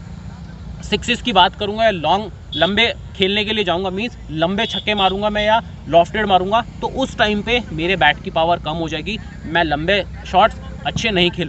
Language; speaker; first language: Hindi; native; Hindi